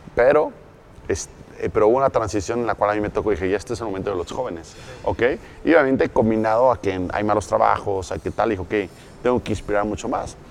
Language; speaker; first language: Spanish; native; Spanish